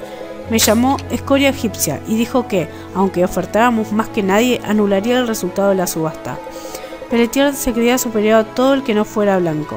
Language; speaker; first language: Spanish; native; Spanish